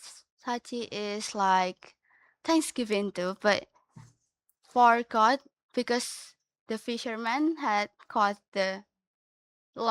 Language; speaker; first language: English; non-native, learner; Indonesian